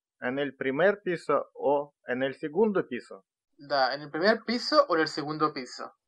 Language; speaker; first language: Spanish; non-native, learner; Russian